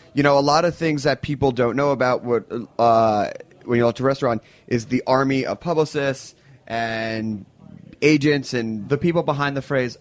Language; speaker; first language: English; native; English